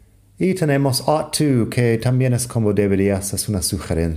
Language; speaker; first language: Spanish; non-native, fluent; English